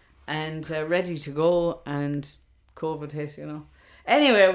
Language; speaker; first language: English; native; English